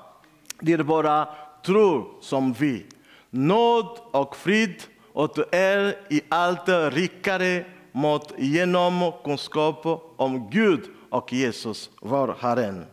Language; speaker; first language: Swedish; non-native, learner; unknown